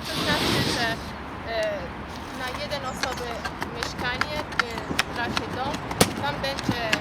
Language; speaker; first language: Polish; non-native, learner; Afrikaans